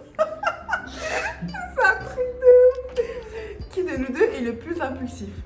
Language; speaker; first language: French; early bilingual, other home language; Arabic